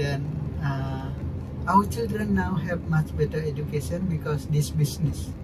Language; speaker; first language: English; non-native, learner; Balinese